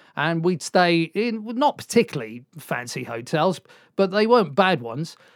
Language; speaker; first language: English; native; English